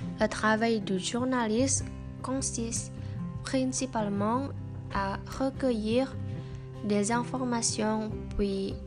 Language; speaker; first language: French; non-native, learner; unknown